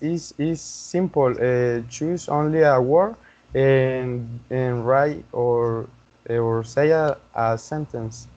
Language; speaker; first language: English; non-native, learner; Spanish